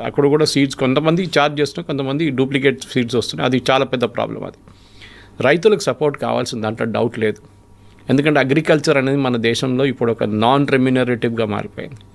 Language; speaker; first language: Telugu; non-native, local second language; Malayalam